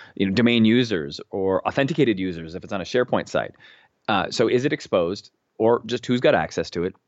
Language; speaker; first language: English; native; English